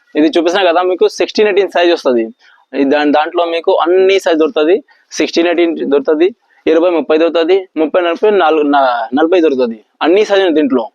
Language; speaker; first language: Telugu; non-native, local second language; Urdu